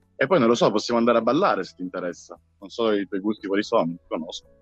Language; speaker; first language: Italian; native; Italian